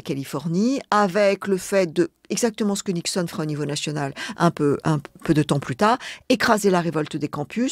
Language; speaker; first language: French; native; French